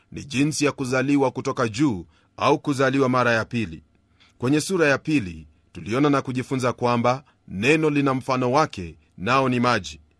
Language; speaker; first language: Swahili; native; Swahili